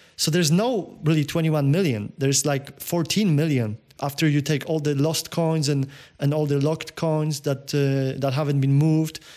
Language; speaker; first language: English; non-native, fluent; Polish